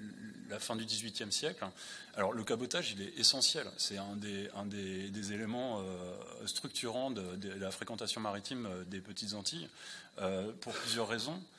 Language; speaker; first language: French; native; French